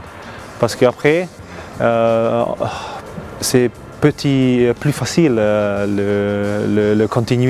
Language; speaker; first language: French; non-native, learner; Hungarian